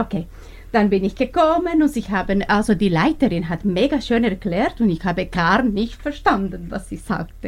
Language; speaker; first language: German; non-native, learner; Spanish